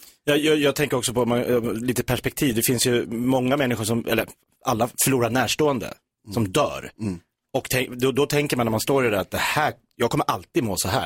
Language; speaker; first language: Swedish; native; Swedish